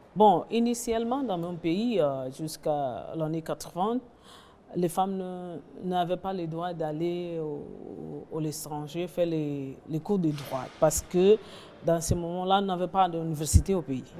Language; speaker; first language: French; non-native, learner; Portuguese